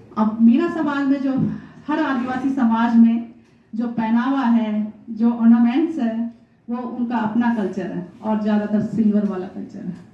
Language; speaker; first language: Hindi; non-native, local second language; Rajasthani